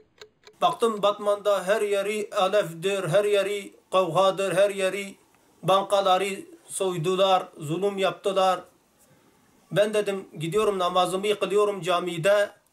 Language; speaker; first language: Turkish; non-native, local second language; Arabic